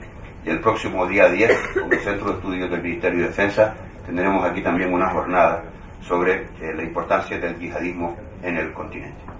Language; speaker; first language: Spanish; native; Spanish